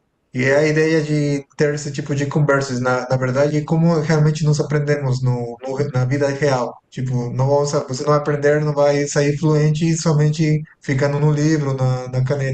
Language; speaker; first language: Portuguese; non-native, fluent; Spanish